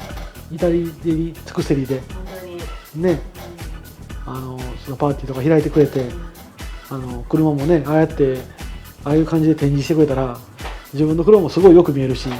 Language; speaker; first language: Japanese; native; Japanese